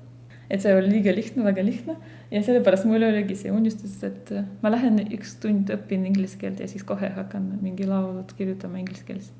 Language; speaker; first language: Estonian; non-native, fluent; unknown